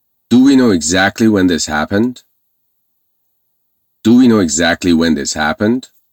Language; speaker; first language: English; non-native, fluent; Persian